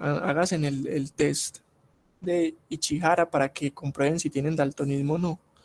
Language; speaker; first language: Spanish; native; Spanish